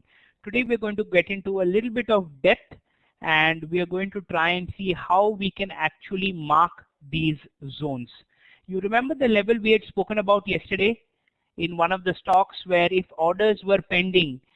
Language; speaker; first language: English; non-native, local second language; Hindi